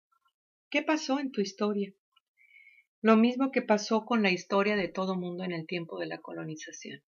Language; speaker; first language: Spanish; native; Spanish